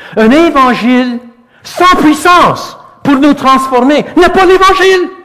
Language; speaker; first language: French; non-native, local second language; English